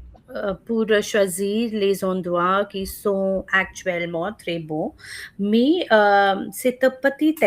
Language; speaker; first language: French; non-native, fluent; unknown